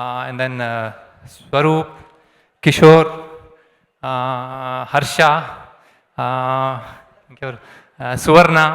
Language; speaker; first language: Telugu; native; Telugu